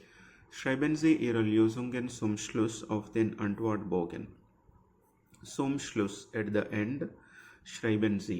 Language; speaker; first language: German; non-native, fluent; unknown